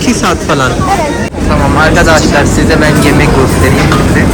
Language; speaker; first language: Turkish; non-native, learner; Urdu